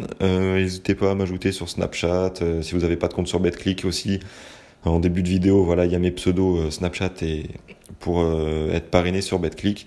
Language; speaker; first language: French; native; French